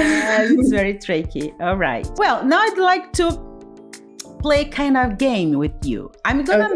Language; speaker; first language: English; non-native, fluent; Portuguese